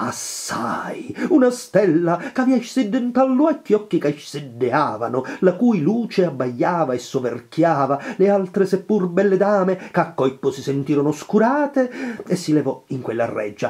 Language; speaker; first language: Italian; native; Italian